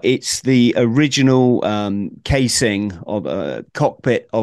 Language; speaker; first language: English; native; English